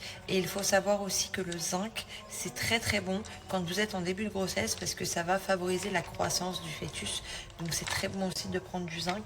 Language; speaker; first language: French; native; French